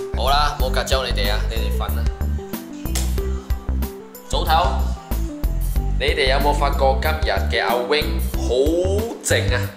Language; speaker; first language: Cantonese; non-native, local second language; Chinese